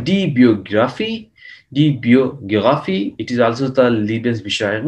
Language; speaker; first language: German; non-native, learner; Hindi